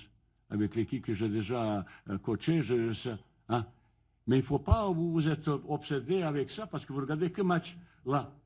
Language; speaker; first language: French; non-native, learner; Bosnian